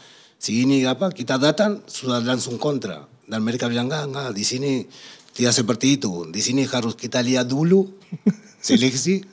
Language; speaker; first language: Indonesian; non-native, fluent; Spanish